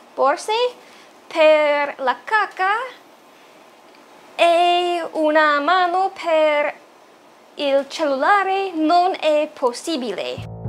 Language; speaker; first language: Italian; non-native, learner; English